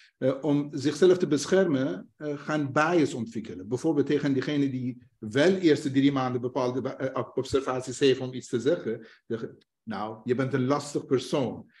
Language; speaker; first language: Dutch; non-native, fluent; Persian